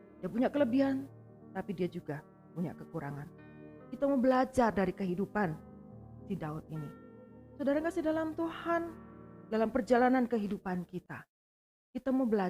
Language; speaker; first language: Indonesian; native; Indonesian